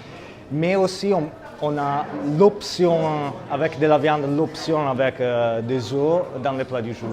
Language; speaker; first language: French; non-native, fluent; Italian